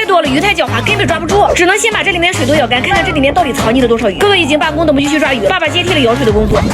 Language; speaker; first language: Chinese; native; Chinese